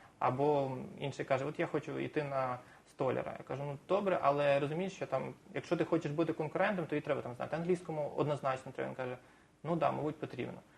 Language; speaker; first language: Ukrainian; native; Ukrainian